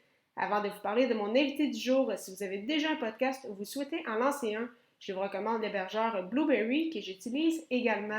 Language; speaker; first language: French; native; French